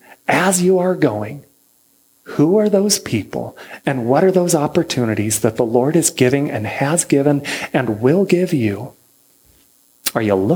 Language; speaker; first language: English; native; English